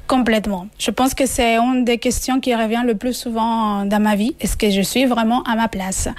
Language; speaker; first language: French; non-native, fluent; Spanish